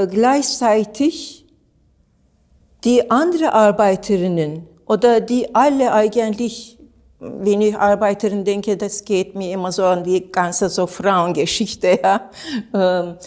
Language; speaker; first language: German; non-native, learner; Turkish